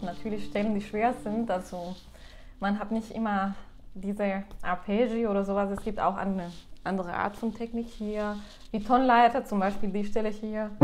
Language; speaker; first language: German; non-native, fluent; Spanish